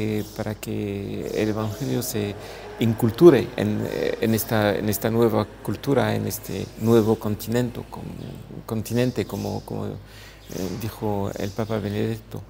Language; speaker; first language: Spanish; non-native, fluent; French